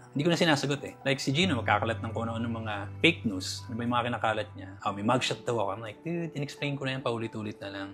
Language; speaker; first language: Filipino; native; Filipino